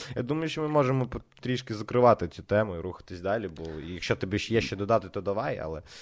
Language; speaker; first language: Ukrainian; non-native, local second language; Russian